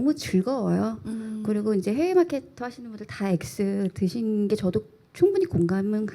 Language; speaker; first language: Korean; native; Korean